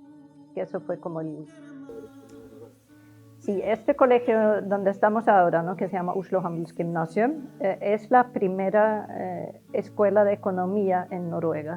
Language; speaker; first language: Spanish; non-native, fluent; Norwegian